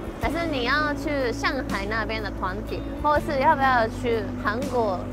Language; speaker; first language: Chinese; non-native, fluent; Japanese